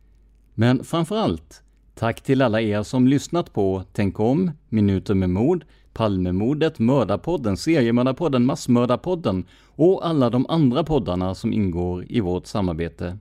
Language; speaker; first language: Swedish; native; Swedish